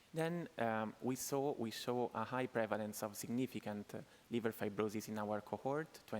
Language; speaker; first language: English; non-native, fluent; Italian